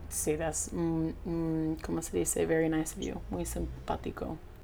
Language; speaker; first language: Spanish; non-native, learner; English